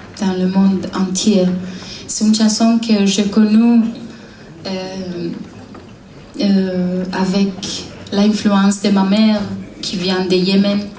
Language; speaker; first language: French; non-native, learner; Hebrew